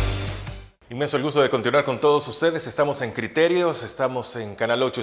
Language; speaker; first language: Spanish; native; Spanish